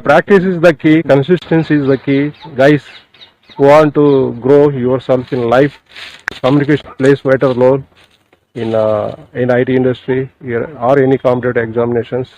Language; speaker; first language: English; non-native, learner; Telugu